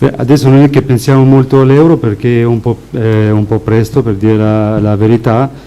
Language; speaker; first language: Italian; non-native, fluent; Albanian